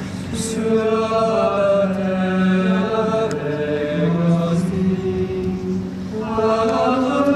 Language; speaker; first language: French; native; French